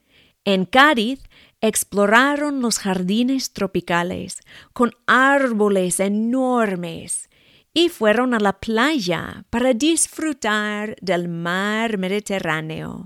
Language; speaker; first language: Spanish; non-native, fluent; English